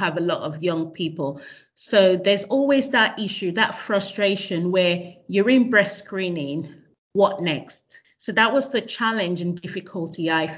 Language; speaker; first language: English; non-native, local second language; Yoruba